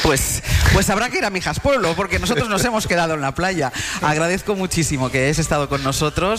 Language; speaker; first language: Spanish; native; Spanish